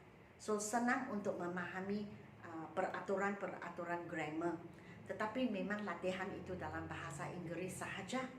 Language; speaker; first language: Malay; non-native, local second language; Chinese